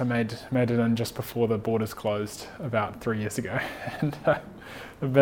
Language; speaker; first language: English; native; English